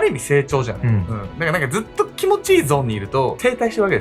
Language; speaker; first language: Japanese; native; Japanese